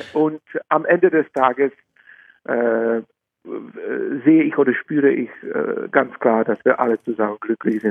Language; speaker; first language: German; non-native, fluent; Czech